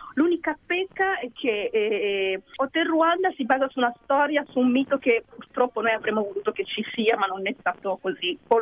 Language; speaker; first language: Italian; non-native, fluent; Kinyarwanda